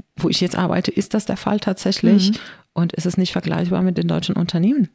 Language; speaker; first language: German; non-native, fluent; Arabic